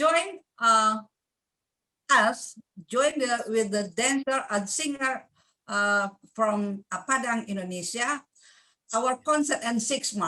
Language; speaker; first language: English; non-native, learner; Indonesian